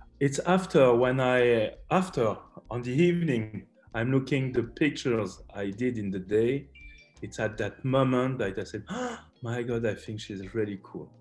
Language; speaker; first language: English; non-native, learner; French